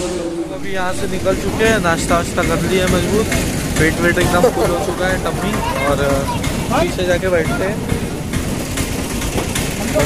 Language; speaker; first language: Hindi; native; Hindi